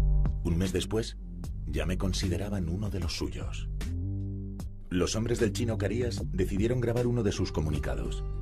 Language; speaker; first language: Spanish; native; Spanish